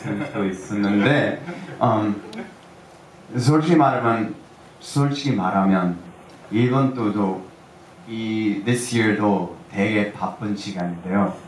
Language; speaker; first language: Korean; early bilingual, heritage; English